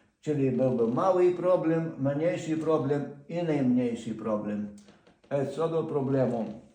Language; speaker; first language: Polish; non-native, learner; Ukrainian